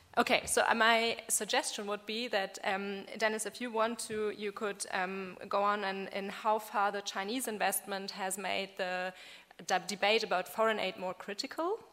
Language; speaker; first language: English; non-native, fluent; German